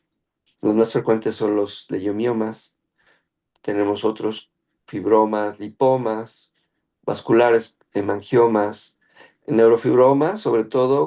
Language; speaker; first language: Spanish; native; Spanish